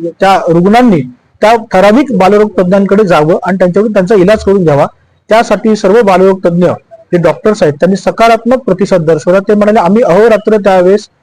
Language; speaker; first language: Marathi; native; Marathi